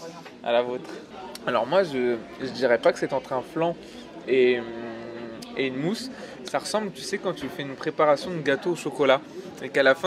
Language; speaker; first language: French; native; French